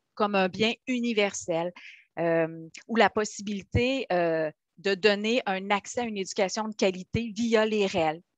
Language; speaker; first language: French; native; French